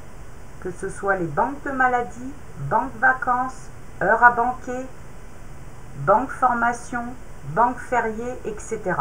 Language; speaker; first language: French; native; French